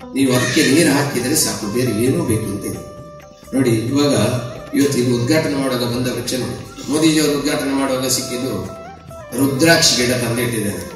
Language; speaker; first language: Kannada; non-native, local second language; Tulu